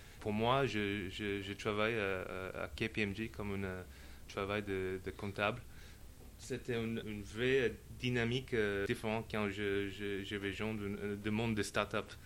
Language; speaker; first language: French; non-native, learner; English